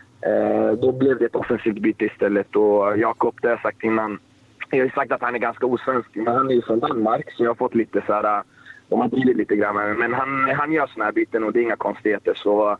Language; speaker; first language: Swedish; native; Swedish